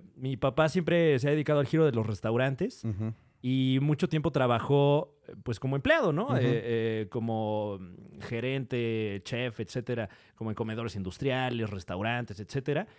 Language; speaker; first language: Spanish; native; Spanish